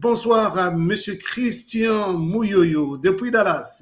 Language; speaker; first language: French; non-native, local second language; Lingala